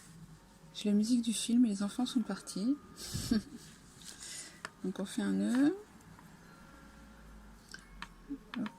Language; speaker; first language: French; native; French